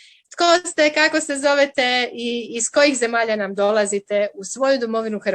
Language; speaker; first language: Croatian; native; Croatian